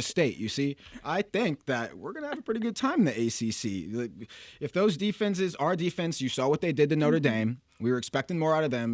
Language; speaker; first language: English; native; English